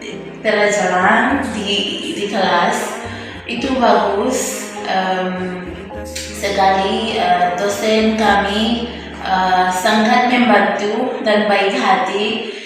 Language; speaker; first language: Indonesian; non-native, learner; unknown